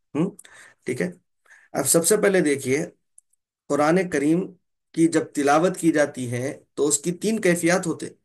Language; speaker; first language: Urdu; native; Urdu